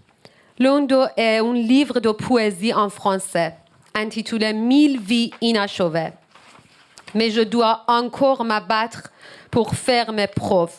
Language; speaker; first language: French; non-native, learner; Persian